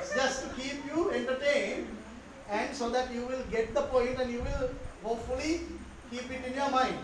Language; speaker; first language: English; non-native, local second language; Sinhala